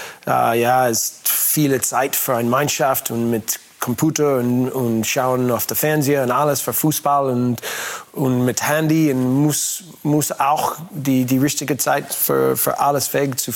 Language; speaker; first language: German; non-native, learner; English